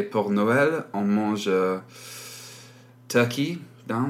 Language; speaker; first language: French; non-native, learner; English